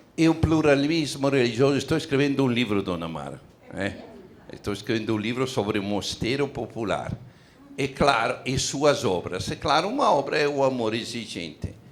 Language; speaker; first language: Portuguese; non-native, fluent; Italian